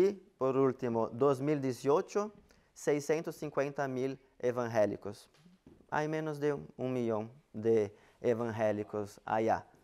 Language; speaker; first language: Spanish; non-native, fluent; Portuguese